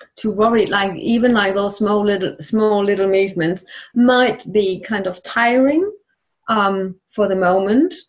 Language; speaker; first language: English; non-native, fluent; German